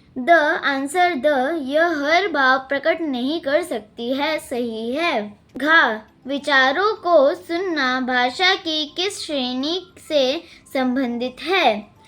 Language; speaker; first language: Hindi; non-native, local second language; Telugu